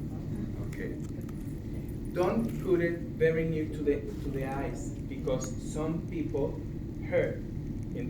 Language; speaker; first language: English; non-native, learner; Spanish